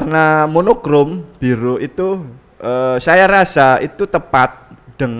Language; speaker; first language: Indonesian; non-native, local second language; Javanese